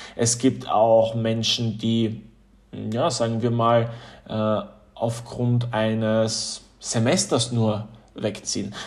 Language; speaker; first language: German; early bilingual, other home language; Polish